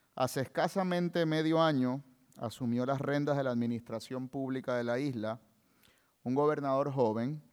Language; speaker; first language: Spanish; native; Spanish